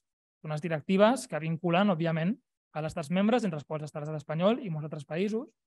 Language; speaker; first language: Catalan; native; Catalan